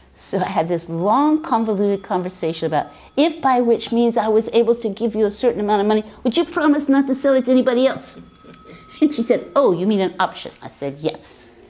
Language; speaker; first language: English; native; English